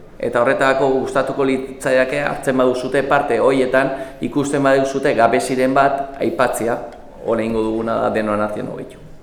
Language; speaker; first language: Basque; native; Basque